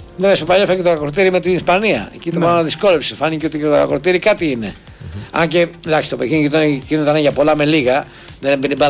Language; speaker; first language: Greek; native; Greek